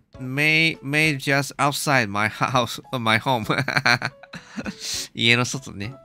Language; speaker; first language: English; non-native, learner; Japanese